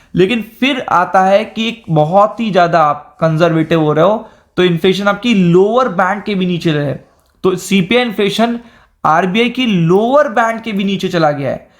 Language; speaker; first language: Hindi; native; Hindi